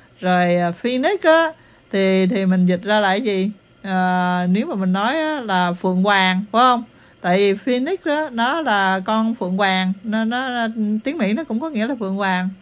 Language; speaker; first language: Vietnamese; early bilingual, heritage; Vietnamese